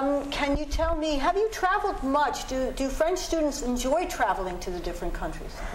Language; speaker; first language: English; native; English